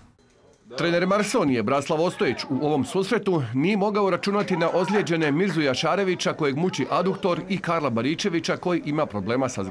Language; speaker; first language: Serbian; native; Serbian